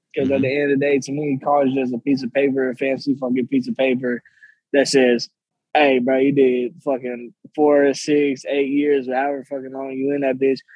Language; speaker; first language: English; native; English